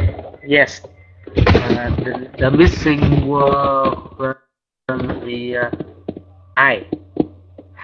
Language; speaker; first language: English; non-native, learner; Vietnamese